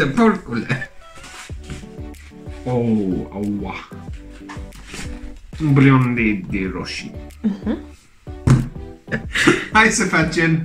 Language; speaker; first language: Romanian; non-native, learner; English